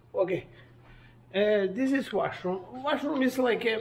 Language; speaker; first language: English; non-native, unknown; Ukrainian